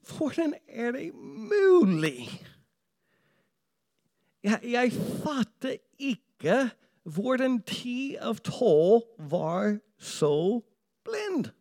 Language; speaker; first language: Norwegian; non-native, fluent; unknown